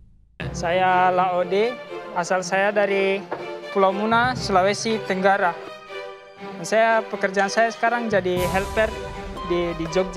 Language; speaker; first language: Indonesian; non-native, local second language; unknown